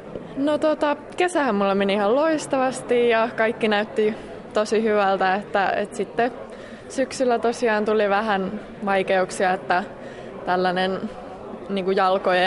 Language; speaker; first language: Finnish; native; Finnish